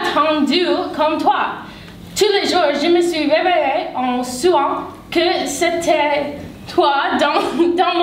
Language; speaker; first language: French; non-native, learner; English